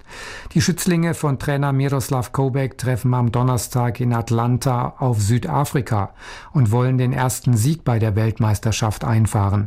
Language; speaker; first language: German; native; German